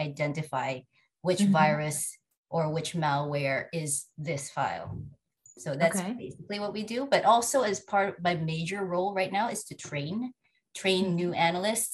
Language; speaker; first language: English; non-native, local second language; Filipino